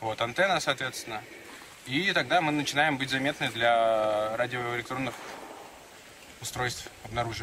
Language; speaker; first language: Russian; native; Russian